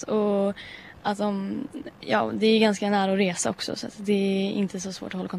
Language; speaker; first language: Swedish; native; Swedish